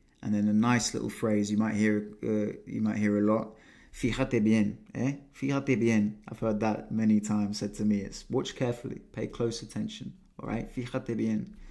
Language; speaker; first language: English; native; English